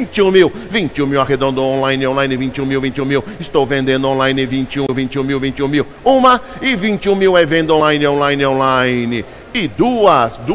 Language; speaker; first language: Portuguese; native; Portuguese